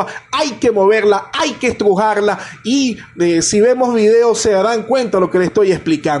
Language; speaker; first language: Spanish; native; Spanish